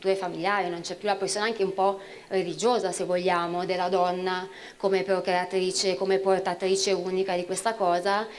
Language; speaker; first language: Italian; native; Italian